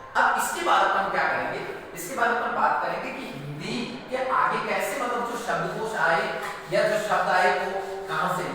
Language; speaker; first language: Hindi; native; Hindi